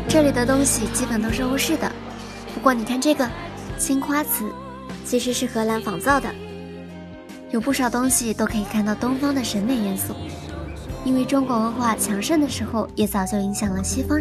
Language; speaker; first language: Chinese; native; Chinese